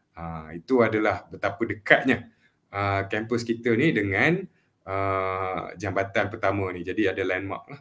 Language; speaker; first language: Malay; native; Malay